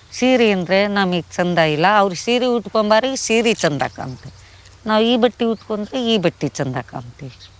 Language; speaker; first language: Kannada; non-native, local second language; Lambadi